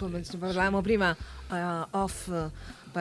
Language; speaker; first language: Italian; native; Italian